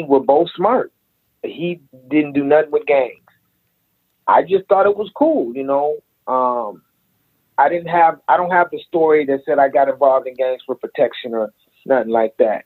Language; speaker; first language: English; native; English